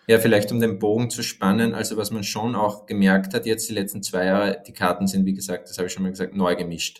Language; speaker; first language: German; native; German